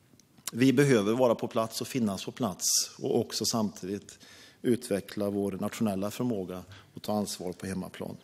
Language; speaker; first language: Swedish; native; Swedish